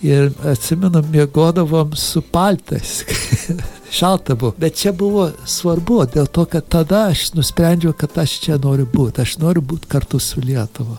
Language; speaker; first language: Lithuanian; early bilingual, heritage; English